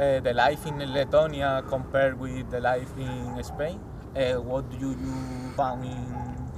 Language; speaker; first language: English; non-native, learner; Spanish